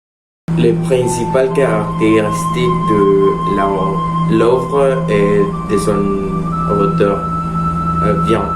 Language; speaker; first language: French; non-native, learner; Spanish